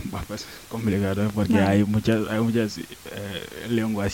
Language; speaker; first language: Spanish; non-native, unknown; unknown